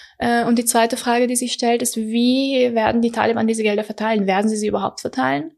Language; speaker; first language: German; early bilingual, other home language; Persian